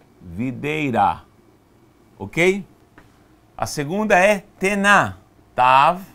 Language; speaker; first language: Portuguese; non-native, fluent; Spanish